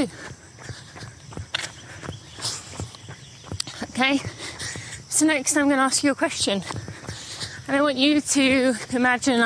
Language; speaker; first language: English; native; English